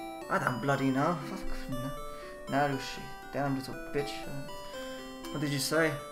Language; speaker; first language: English; native; English